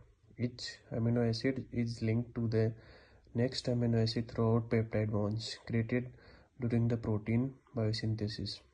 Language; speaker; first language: English; non-native, learner; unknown